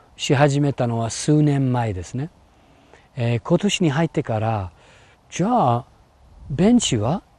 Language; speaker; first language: Japanese; non-native, fluent; English